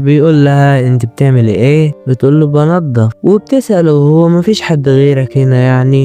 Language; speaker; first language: Arabic; native; Arabic